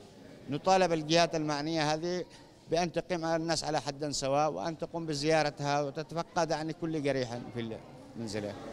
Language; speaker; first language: Arabic; native; Arabic